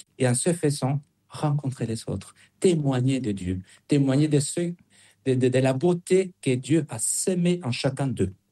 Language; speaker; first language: French; non-native, fluent; Spanish